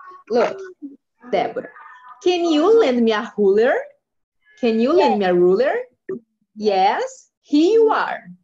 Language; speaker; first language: English; non-native, fluent; Portuguese